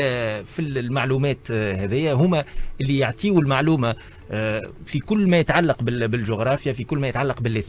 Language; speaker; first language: Arabic; native; Arabic